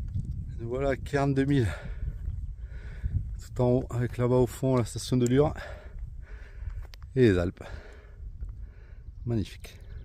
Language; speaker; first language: French; native; French